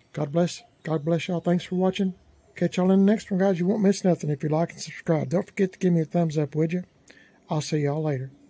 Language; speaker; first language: English; native; English